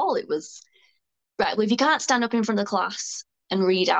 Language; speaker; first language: English; native; English